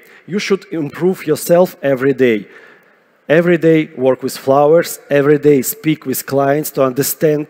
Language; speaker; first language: English; non-native, fluent; Russian